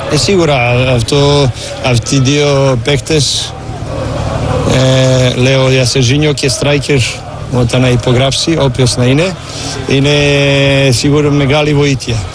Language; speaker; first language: Greek; non-native, learner; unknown